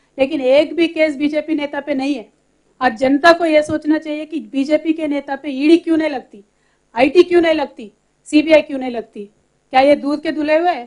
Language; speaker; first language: Hindi; non-native, local second language; Telugu